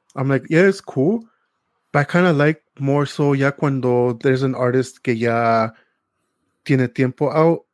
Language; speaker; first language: English; early bilingual, other home language; Spanish